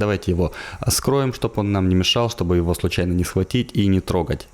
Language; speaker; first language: Russian; native; Russian